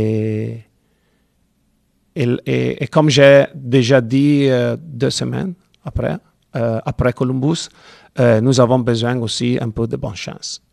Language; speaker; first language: French; non-native, learner; Italian